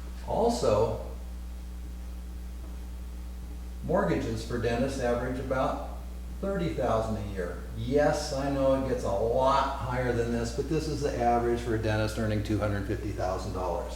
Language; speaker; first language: English; native; English